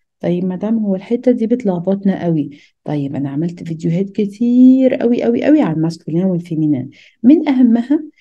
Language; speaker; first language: Arabic; native; Arabic